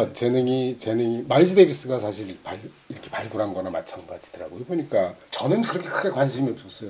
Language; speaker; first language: Korean; native; Korean